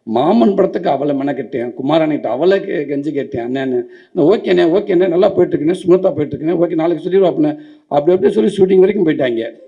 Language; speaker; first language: Tamil; native; Tamil